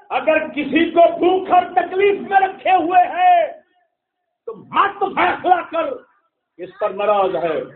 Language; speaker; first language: Urdu; non-native, local second language; Punjabi